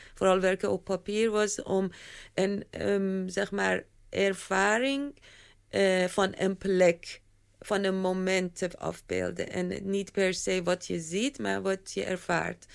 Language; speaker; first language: Dutch; non-native, fluent; Persian